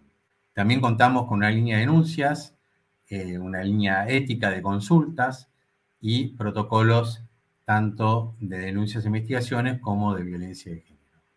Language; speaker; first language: Spanish; native; Spanish